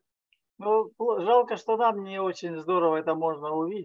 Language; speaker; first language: Russian; native; Russian